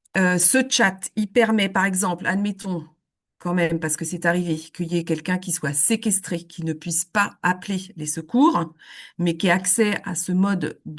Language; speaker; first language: French; native; French